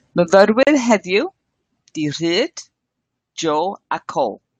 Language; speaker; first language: Welsh; non-native, learner; English